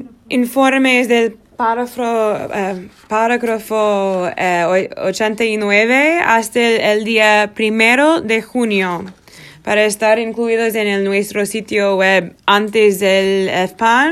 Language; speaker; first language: Spanish; non-native, learner; Portuguese